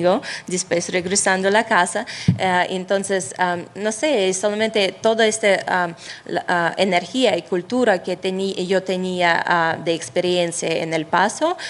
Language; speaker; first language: Spanish; non-native, fluent; Russian